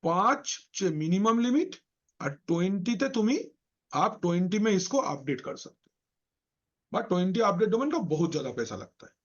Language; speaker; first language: Hindi; non-native, local second language; Bangla